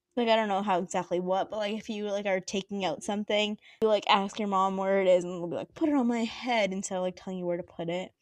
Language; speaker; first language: English; native; English